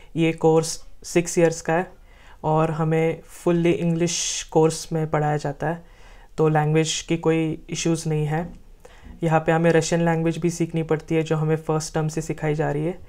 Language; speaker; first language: Hindi; non-native, local second language; Marathi